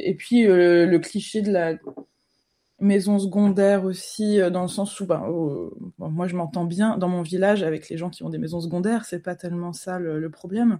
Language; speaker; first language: French; native; French